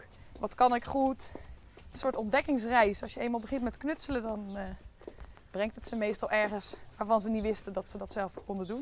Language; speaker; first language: Dutch; native; Dutch